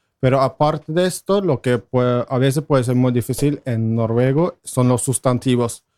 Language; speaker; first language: Spanish; non-native, fluent; Norwegian